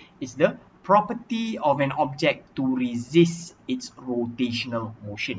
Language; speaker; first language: English; non-native, local second language; Malay